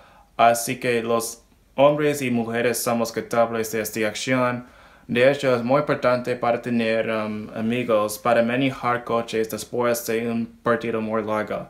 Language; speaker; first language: Spanish; non-native, learner; English